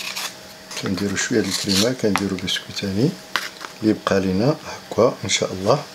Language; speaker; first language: Arabic; native; Arabic